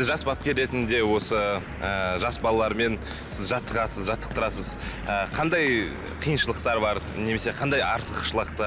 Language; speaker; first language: Kazakh; native; Kazakh